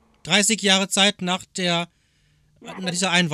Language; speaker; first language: German; native; German